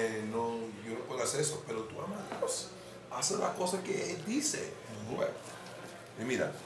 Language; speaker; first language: Spanish; non-native, fluent; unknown